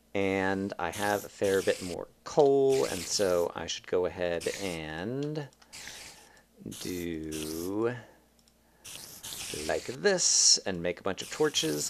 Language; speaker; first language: English; native; English